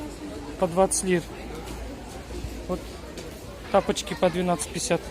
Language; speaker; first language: Russian; non-native, local second language; Kyrgyz